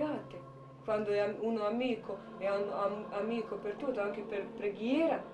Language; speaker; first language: Italian; non-native, learner; Croatian